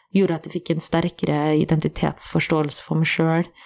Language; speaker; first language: Norwegian; native; Norwegian